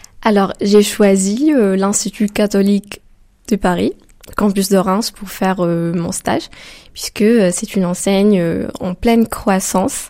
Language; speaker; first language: French; non-native, local second language; Arabic